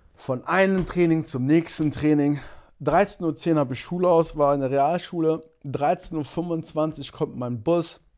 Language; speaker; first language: German; early bilingual, other home language; Portuguese